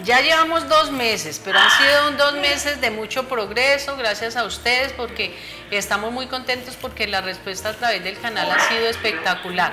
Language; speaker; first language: Spanish; native; Spanish